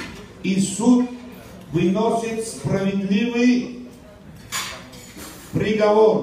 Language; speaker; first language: Russian; non-native, local second language; Tajik